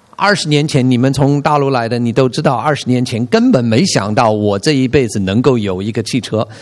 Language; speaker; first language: Chinese; non-native, fluent; English